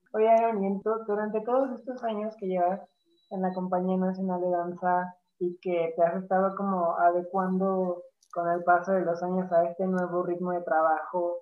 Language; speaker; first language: Spanish; native; Spanish